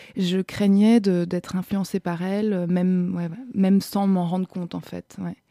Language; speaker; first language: French; non-native, fluent; German